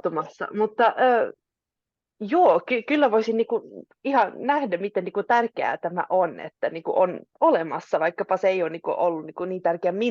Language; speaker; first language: Finnish; non-native, local second language; Swedish